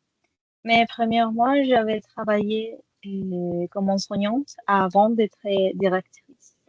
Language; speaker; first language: French; non-native, fluent; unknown